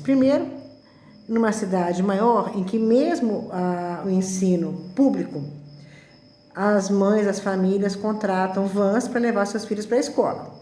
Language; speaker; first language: Portuguese; native; Portuguese